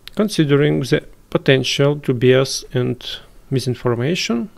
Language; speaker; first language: English; non-native, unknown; Ukrainian